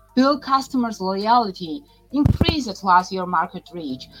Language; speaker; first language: English; non-native, fluent; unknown